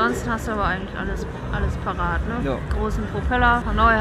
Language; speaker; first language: German; native; German